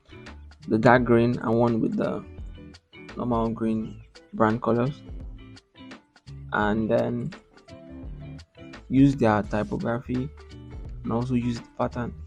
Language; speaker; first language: English; non-native, local second language; Yoruba